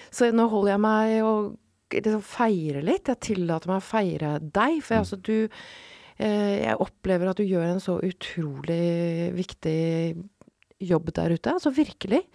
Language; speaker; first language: Norwegian; native; Norwegian